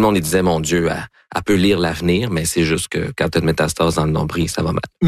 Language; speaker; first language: French; native; French